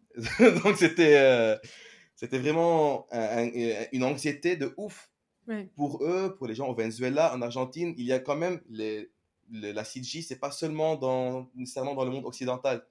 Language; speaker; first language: French; non-native, local second language; Arabic